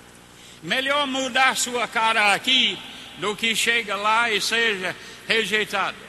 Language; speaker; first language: Portuguese; non-native, fluent; English